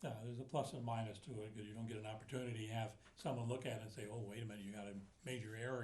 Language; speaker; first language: English; native; English